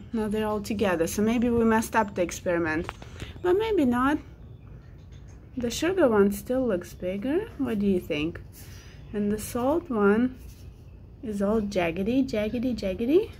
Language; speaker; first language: English; non-native, fluent; Russian